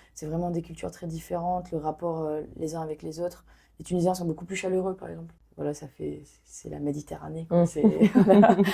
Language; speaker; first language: French; non-native, local second language; Arabic